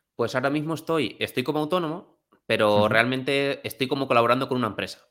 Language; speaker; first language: Spanish; native; Spanish